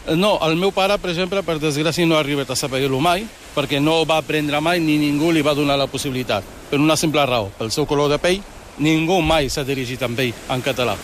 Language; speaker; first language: Catalan; early bilingual, other home language; Arabic